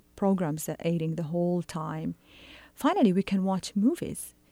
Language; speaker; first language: English; non-native, fluent; Arabic